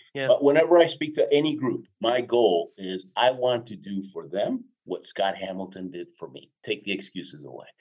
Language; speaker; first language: English; early bilingual, other home language; Spanish